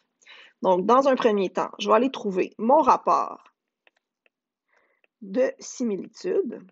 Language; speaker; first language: French; native; French